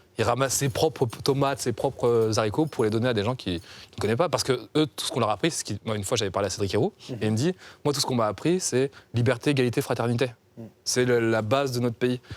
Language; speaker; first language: French; native; French